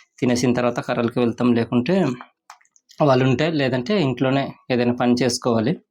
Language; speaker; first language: Telugu; non-native, local second language; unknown